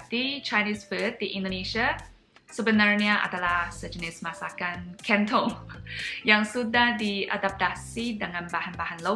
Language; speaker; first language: Indonesian; non-native, fluent; Chinese